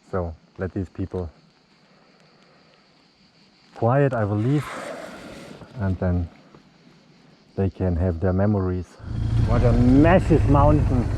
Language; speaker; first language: English; non-native, fluent; German